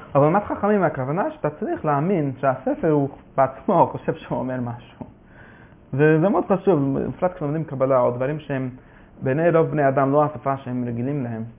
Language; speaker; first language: Hebrew; non-native, fluent; Yiddish